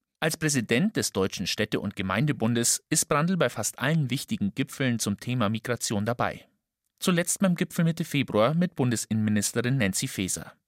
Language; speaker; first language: German; native; German